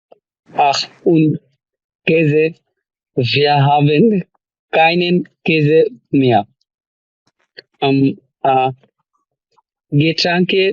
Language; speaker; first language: German; non-native, learner; Bangla